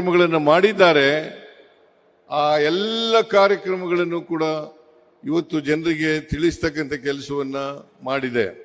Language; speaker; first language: Kannada; native; Kannada